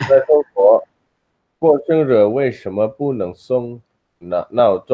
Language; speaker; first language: Chinese; non-native, learner; Indonesian